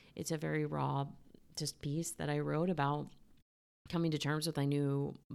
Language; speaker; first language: English; native; English